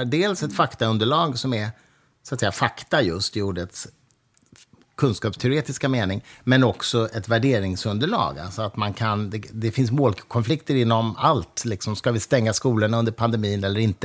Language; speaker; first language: Swedish; native; Swedish